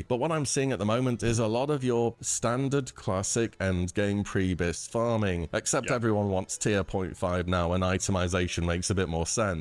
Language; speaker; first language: English; native; English